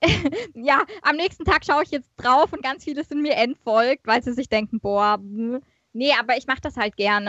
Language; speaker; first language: German; native; German